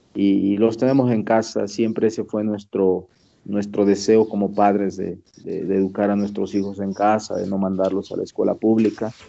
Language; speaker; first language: Spanish; native; Spanish